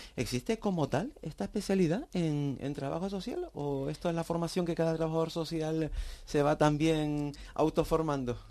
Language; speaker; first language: Spanish; native; Spanish